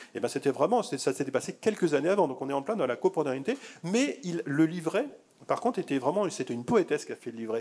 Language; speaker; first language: French; native; French